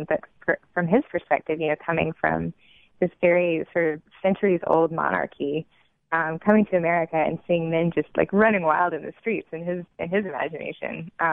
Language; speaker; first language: English; native; English